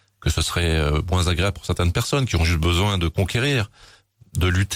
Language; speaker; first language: French; native; French